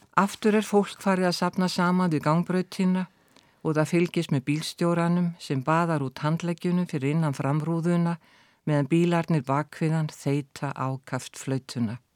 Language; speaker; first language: Icelandic; native; Icelandic